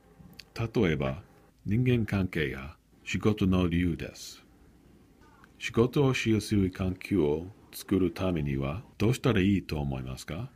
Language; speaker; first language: Japanese; non-native, learner; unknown